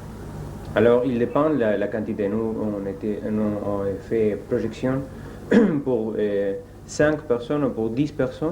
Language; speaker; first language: French; non-native, learner; Spanish